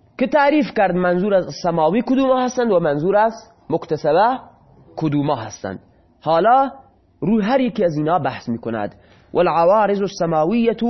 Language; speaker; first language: Persian; non-native, local second language; Baluchi